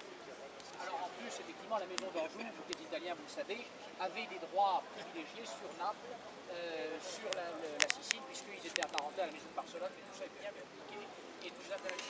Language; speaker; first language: French; native; French